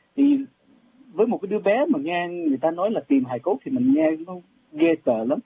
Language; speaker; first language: Vietnamese; native; Vietnamese